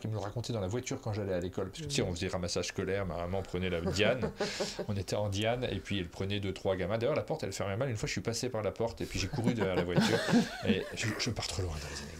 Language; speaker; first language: French; native; French